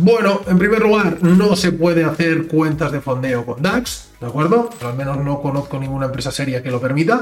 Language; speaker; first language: Spanish; native; Spanish